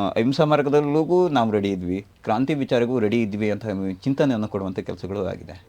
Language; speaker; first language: Kannada; native; Kannada